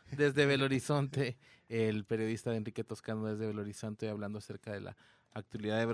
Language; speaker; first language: Spanish; native; Spanish